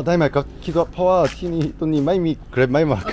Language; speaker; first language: Thai; non-native, learner; Korean